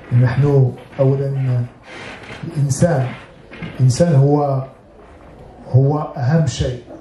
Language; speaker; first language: Arabic; native; Arabic